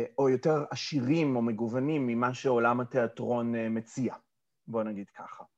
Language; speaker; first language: Hebrew; early bilingual, other home language; English